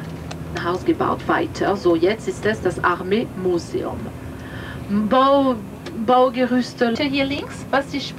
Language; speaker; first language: German; non-native, fluent; French